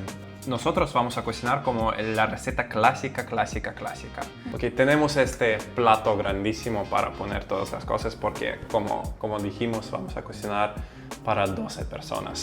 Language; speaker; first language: Spanish; non-native, fluent; Russian